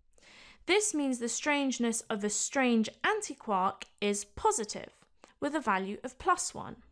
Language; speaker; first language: English; native; English